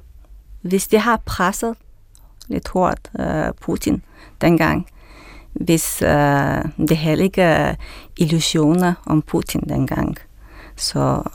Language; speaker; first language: Danish; non-native, fluent; Russian